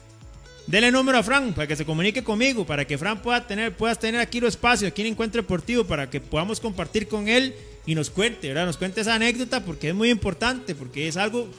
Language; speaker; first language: Spanish; native; Spanish